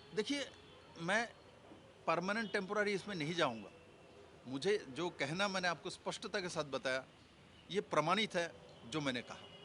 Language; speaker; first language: Hindi; non-native, local second language; Bangla